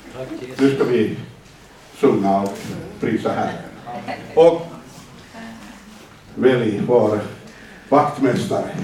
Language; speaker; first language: Swedish; non-native, fluent; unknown